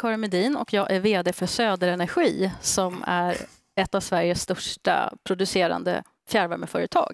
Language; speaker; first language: Swedish; native; Swedish